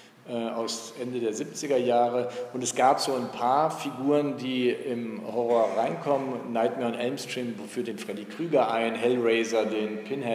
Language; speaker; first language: German; native; German